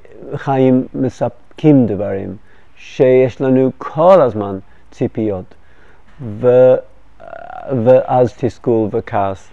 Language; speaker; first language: Hebrew; non-native, fluent; English